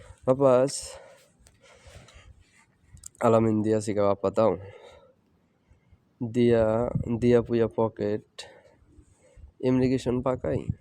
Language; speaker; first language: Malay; non-native, learner; Bangla